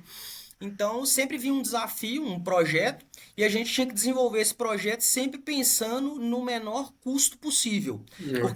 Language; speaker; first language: Portuguese; native; Portuguese